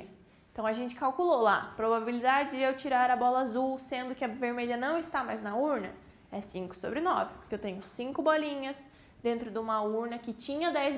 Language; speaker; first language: Portuguese; native; Portuguese